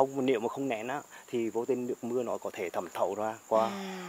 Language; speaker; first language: Vietnamese; native; Vietnamese